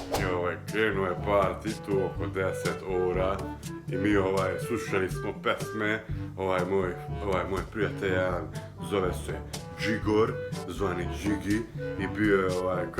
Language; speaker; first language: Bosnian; non-native, local second language; Hungarian